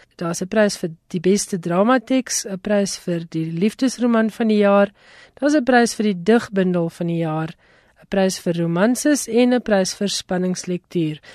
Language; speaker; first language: Afrikaans; native; Afrikaans